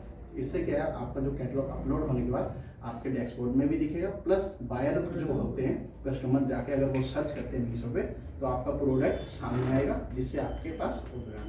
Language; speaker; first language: Hindi; native; Hindi